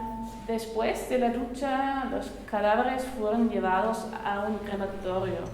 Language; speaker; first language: Spanish; non-native, learner; German